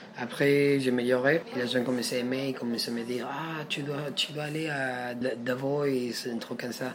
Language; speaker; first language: French; non-native, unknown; Spanish